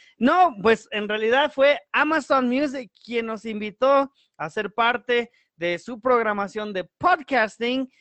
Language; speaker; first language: Spanish; early bilingual, heritage; Spanish